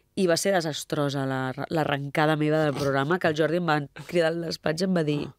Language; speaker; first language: Catalan; non-native, local second language; Spanish